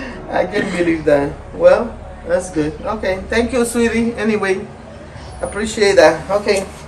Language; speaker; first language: English; non-native, learner; Spanish